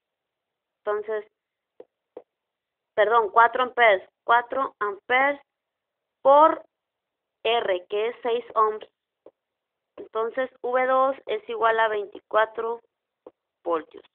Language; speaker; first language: Spanish; native; Spanish